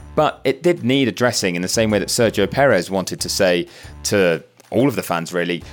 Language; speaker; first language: English; native; English